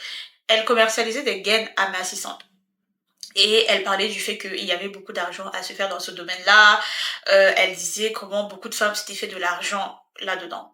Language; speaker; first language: French; native; French